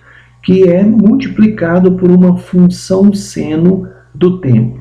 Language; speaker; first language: Portuguese; native; Portuguese